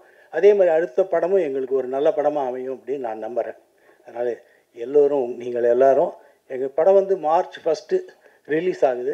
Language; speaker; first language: Tamil; native; Tamil